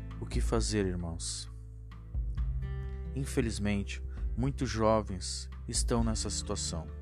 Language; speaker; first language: Portuguese; native; Portuguese